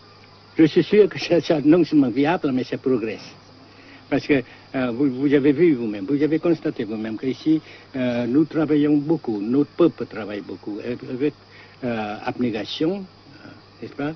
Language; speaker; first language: French; non-native, local second language; Vietnamese